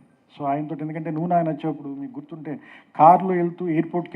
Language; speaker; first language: Telugu; native; Telugu